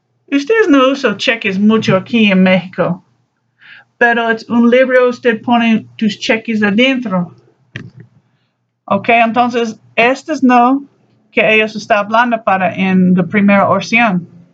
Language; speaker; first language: Spanish; non-native, learner; English